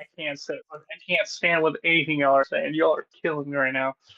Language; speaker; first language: English; native; English